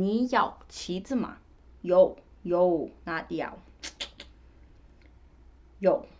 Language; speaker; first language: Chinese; non-native, learner; English